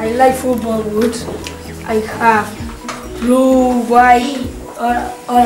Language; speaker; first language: English; non-native, learner; Catalan